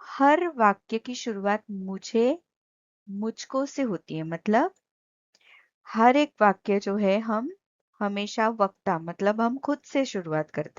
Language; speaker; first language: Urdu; non-native, local second language; Marathi